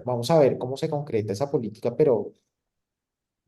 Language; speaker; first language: Spanish; native; Spanish